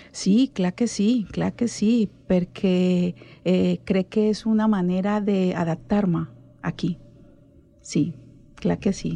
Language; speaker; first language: Catalan; non-native, learner; Spanish